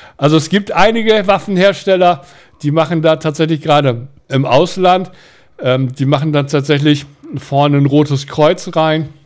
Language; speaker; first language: German; native; German